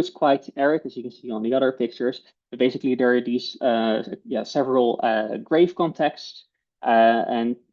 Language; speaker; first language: English; non-native, fluent; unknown